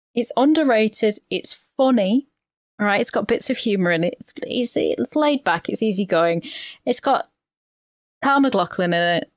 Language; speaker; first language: English; native; English